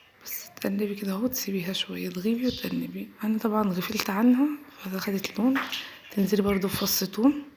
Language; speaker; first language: Arabic; native; Arabic